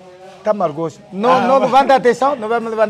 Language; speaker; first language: Portuguese; non-native, local second language; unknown